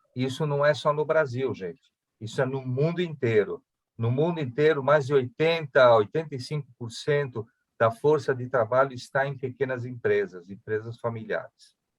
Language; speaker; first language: Portuguese; early bilingual, other home language; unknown